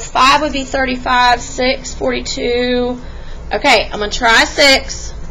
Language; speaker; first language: English; native; English